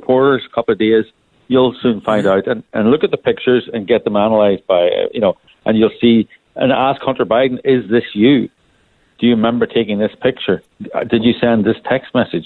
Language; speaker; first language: English; native; English